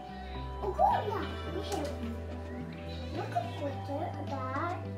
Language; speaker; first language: English; early bilingual, other home language; Bangla